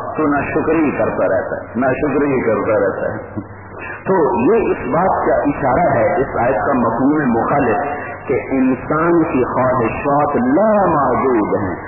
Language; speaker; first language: Urdu; non-native, local second language; Punjabi